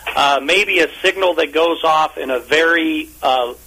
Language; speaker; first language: English; native; English